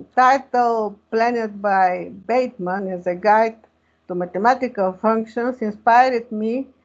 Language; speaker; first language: English; non-native, fluent; Bulgarian